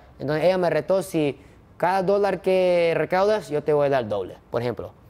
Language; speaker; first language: Spanish; non-native, fluent; Japanese